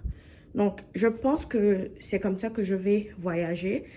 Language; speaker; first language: French; non-native, fluent; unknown